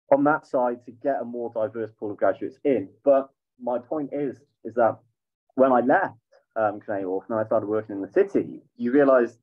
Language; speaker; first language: English; native; English